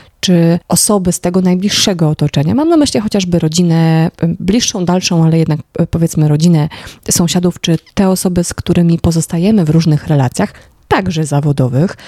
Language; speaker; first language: Polish; native; Polish